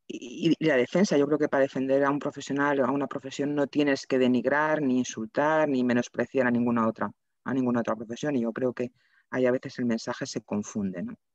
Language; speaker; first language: Spanish; native; Spanish